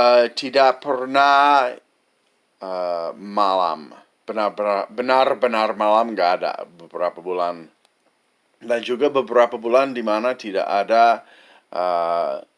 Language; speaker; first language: Indonesian; non-native, fluent; English